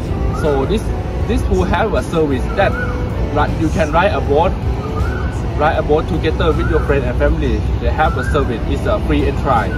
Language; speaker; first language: English; non-native, learner; Thai